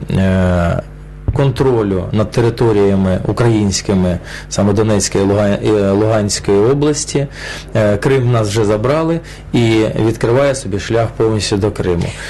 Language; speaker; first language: Ukrainian; non-native, local second language; Russian